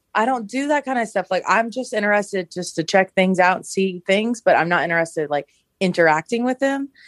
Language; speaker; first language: English; native; English